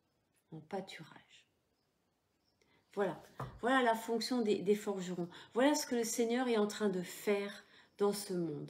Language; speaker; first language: French; native; French